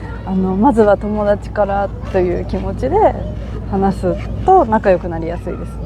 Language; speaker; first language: Japanese; non-native, fluent; Korean